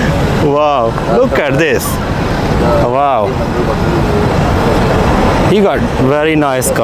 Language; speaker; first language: English; non-native, local second language; Urdu